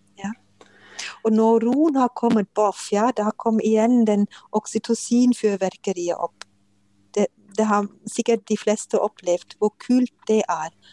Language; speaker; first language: Norwegian; non-native, fluent; German